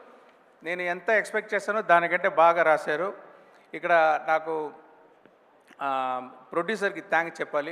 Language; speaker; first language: Telugu; non-native, fluent; Tamil